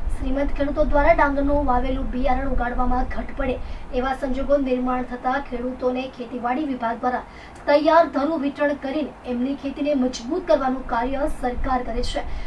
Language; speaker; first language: Gujarati; native; Gujarati